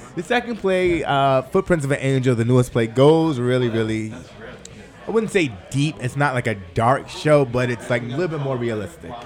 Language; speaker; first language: English; native; English